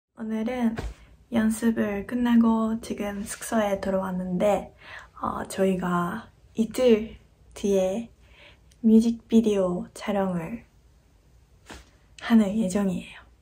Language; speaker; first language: Korean; non-native, fluent; Japanese